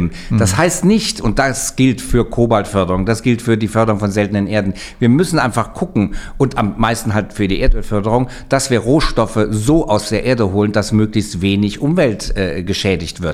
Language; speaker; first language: German; native; German